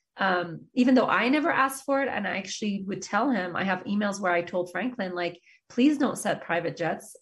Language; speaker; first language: English; early bilingual, other home language; Persian